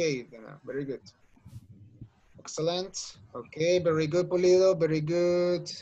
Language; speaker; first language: English; non-native, learner; Spanish